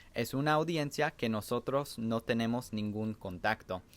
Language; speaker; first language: Spanish; non-native, fluent; English